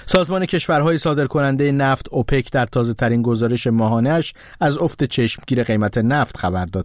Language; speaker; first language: Persian; native; Persian